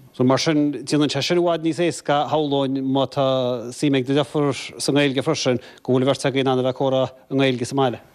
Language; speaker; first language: Irish; native; Irish